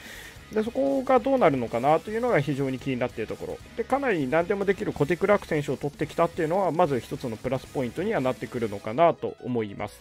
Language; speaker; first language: Japanese; native; Japanese